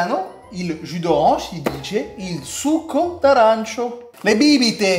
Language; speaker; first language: Italian; early bilingual, heritage; Italian